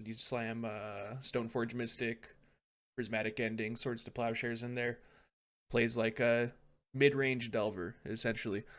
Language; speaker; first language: English; native; English